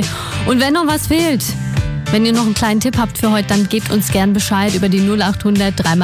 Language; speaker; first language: German; native; German